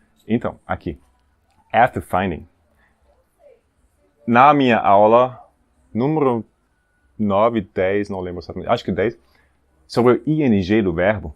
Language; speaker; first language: Portuguese; non-native, fluent; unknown